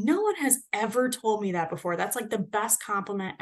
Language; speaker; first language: English; native; English